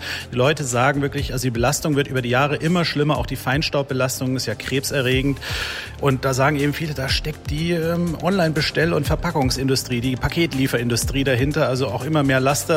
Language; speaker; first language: German; native; German